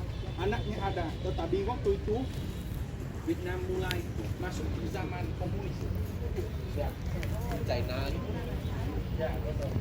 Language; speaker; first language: Indonesian; non-native, fluent; Vietnamese